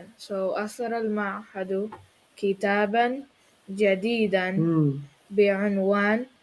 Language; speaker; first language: Arabic; non-native, learner; English